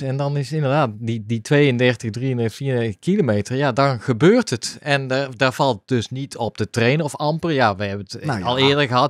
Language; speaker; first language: Dutch; native; Dutch